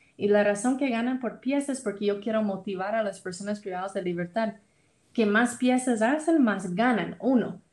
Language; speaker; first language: Spanish; non-native, fluent; English